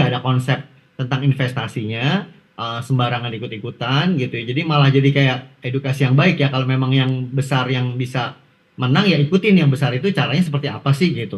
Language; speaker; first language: Indonesian; native; Indonesian